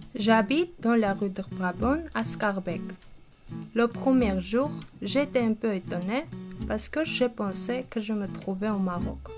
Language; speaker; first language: French; non-native, learner; Armenian